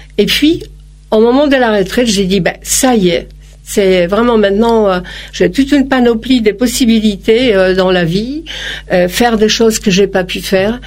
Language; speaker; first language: French; non-native, fluent; Polish